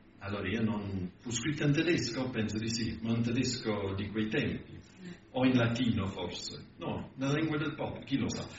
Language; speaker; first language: Italian; non-native, fluent; English